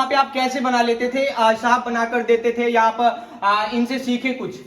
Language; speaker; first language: Hindi; native; Hindi